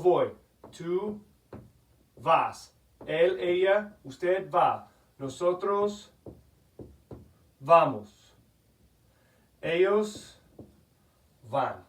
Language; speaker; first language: Spanish; non-native, fluent; English